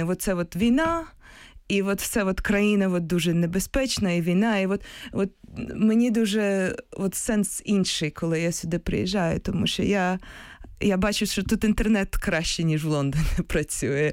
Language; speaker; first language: Ukrainian; early bilingual, heritage; Ukrainian